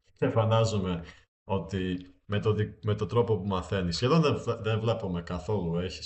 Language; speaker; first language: Greek; non-native, fluent; Slovak